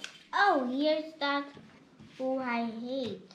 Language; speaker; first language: Dutch; early bilingual, heritage; Dutch